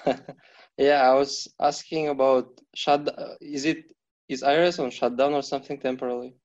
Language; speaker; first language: English; non-native, fluent; Kazakh